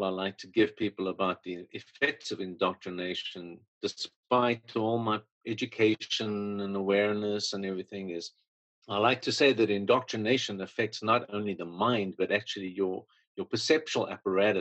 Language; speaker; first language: English; native; English